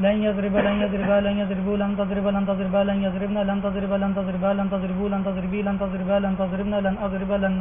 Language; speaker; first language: Arabic; non-native, learner; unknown